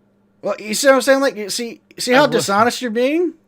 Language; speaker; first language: English; native; English